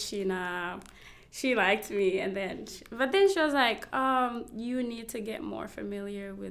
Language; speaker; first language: English; non-native, local second language; Kinyarwanda